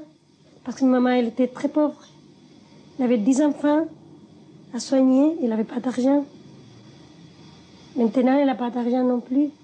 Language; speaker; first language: French; non-native, fluent; Spanish